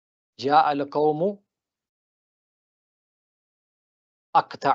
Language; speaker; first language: Arabic; non-native, fluent; English